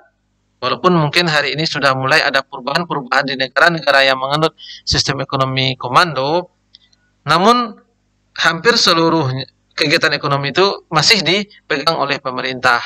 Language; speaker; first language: Indonesian; native; Indonesian